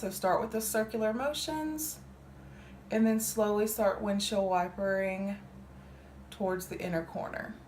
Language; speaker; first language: English; native; English